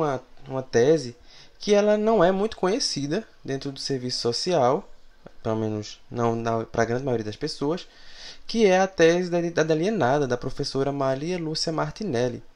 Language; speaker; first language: Portuguese; native; Portuguese